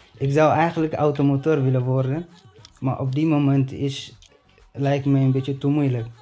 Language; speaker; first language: Dutch; non-native, learner; Tigrinya